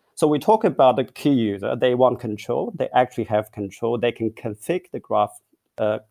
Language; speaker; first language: English; non-native, fluent; Chinese